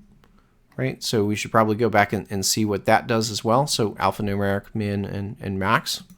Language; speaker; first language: English; native; English